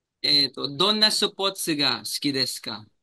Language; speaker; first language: Japanese; non-native, fluent; Filipino